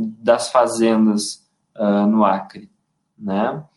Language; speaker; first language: Portuguese; native; Portuguese